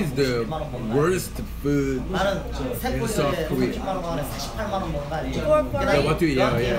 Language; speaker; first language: English; non-native, fluent; Korean